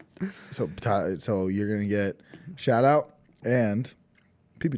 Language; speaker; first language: English; native; English